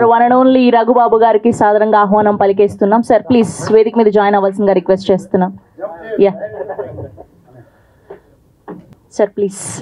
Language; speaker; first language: Telugu; native; Telugu